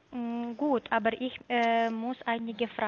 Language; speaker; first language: German; non-native, learner; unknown